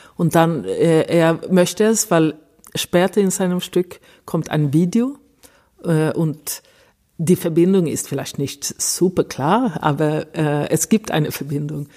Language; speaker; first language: German; non-native, fluent; Swedish